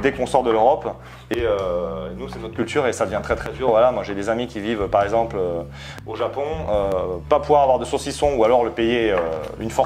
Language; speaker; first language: French; native; French